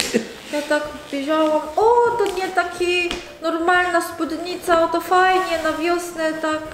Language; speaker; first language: Polish; non-native, learner; Korean